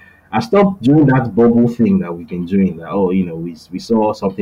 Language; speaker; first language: English; non-native, local second language; Yoruba